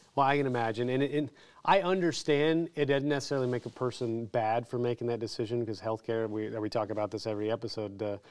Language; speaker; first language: English; native; English